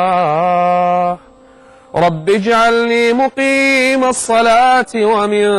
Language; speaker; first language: Arabic; native; Arabic